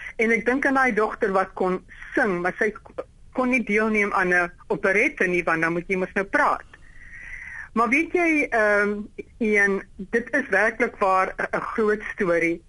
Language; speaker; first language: Afrikaans; non-native, local second language; English